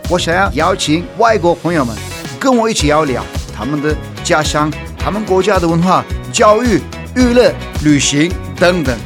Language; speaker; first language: Chinese; non-native, fluent; Turkish